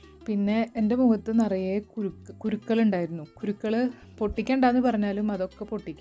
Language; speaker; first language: Malayalam; native; Malayalam